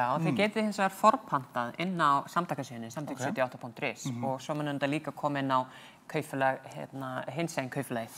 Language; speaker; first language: Icelandic; native; Icelandic